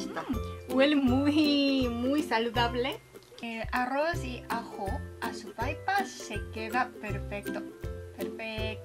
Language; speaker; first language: Spanish; non-native, fluent; Korean